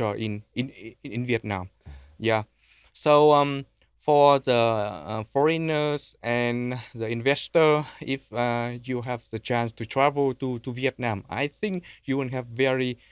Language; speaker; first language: English; non-native, learner; Vietnamese